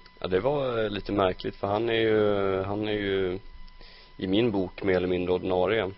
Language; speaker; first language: Swedish; native; Swedish